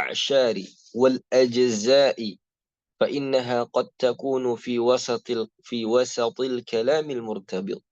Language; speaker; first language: Arabic; non-native, fluent; Indonesian